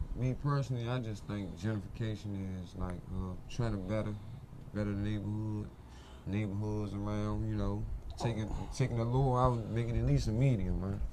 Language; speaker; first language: English; native; English